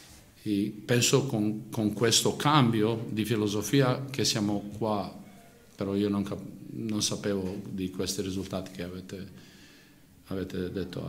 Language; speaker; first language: Italian; non-native, fluent; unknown